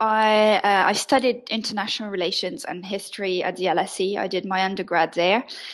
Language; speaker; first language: English; non-native, fluent; French